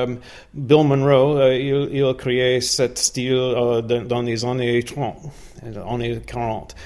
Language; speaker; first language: French; non-native, learner; English